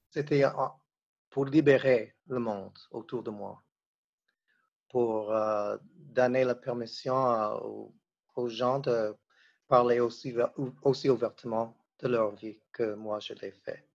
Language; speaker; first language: French; non-native, fluent; English